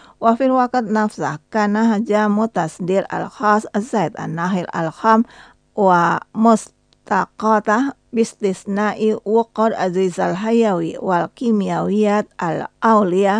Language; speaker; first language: Arabic; non-native, fluent; Indonesian